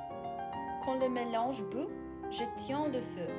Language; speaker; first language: French; non-native, learner; English